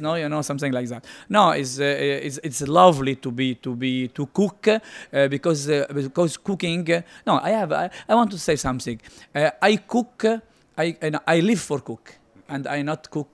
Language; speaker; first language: English; non-native, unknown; Arabic